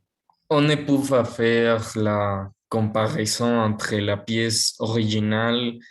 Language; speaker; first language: French; non-native, learner; Spanish